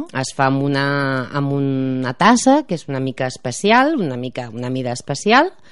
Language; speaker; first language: Catalan; non-native, local second language; Spanish